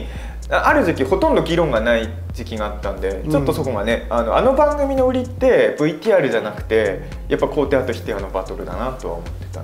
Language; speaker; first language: Japanese; native; Japanese